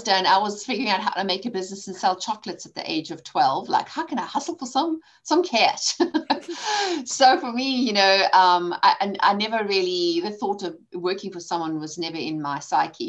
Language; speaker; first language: English; native; English